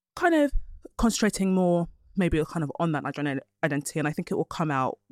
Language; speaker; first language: English; early bilingual, other home language; Yoruba